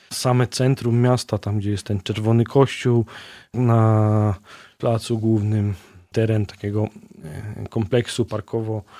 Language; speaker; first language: Polish; native; Polish